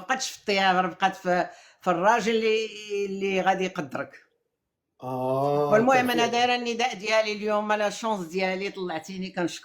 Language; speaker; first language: Arabic; native; Arabic